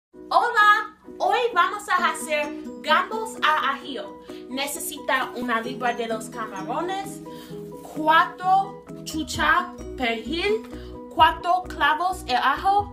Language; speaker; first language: Spanish; non-native, learner; English